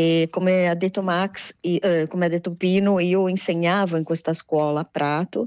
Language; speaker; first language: Italian; non-native, fluent; Portuguese